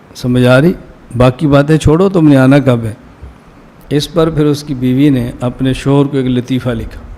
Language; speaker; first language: Urdu; non-native, local second language; Punjabi